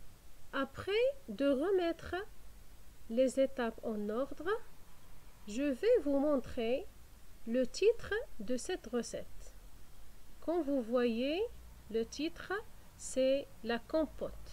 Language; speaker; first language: French; non-native, fluent; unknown